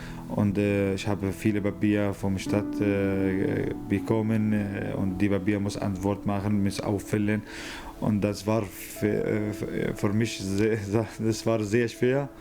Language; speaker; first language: German; non-native, learner; Arabic